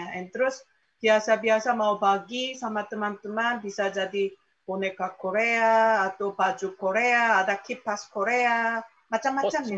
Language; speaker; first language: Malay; non-native, fluent; Korean